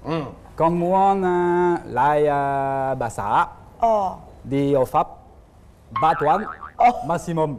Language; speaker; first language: Vietnamese; non-native, learner; French